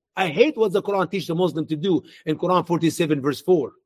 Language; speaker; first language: English; non-native, fluent; Arabic